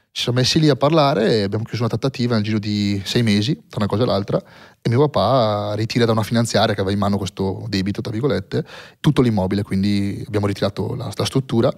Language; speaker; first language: Italian; native; Italian